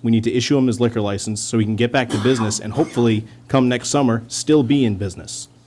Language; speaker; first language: English; native; English